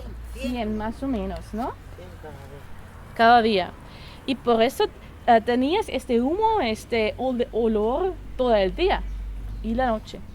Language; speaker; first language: Spanish; non-native, learner; German